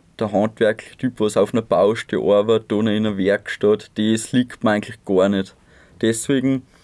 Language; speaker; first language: German; native; German